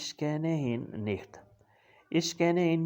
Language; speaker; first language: German; non-native, fluent; Urdu